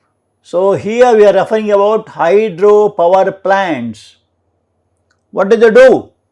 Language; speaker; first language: English; non-native, local second language; Kannada